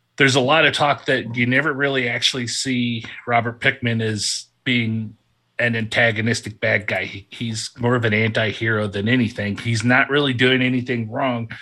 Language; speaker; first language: English; native; English